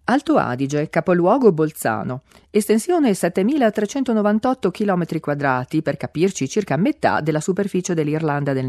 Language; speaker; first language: Italian; native; Italian